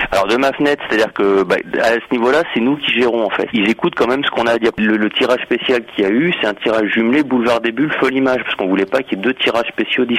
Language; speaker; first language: French; native; French